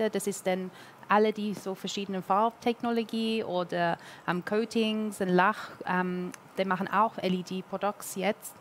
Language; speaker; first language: German; non-native, learner; English